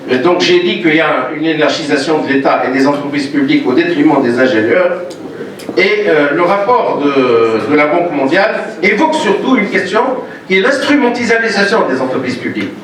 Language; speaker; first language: French; non-native, local second language; Arabic